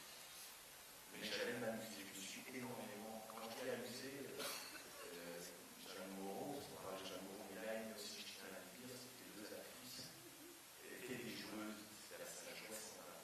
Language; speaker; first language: French; native; French